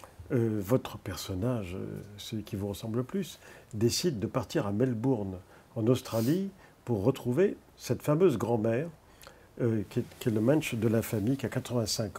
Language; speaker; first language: French; native; French